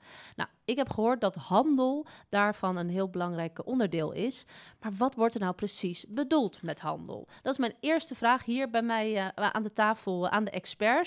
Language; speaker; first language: Dutch; native; Dutch